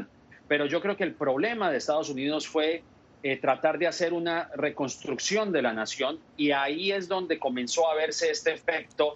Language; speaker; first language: Spanish; native; Spanish